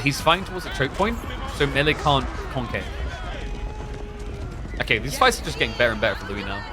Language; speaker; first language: English; native; English